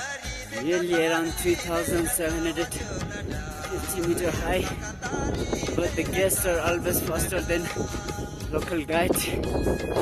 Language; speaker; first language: English; non-native, local second language; Ladakhi